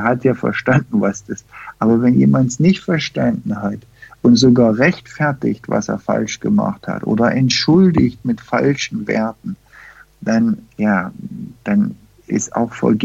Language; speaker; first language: German; early bilingual, heritage; German